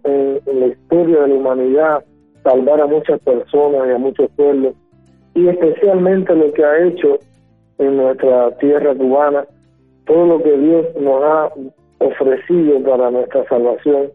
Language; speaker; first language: Spanish; native; Spanish